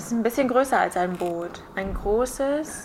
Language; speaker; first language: German; native; German